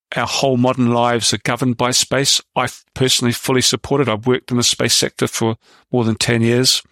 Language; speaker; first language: English; native; English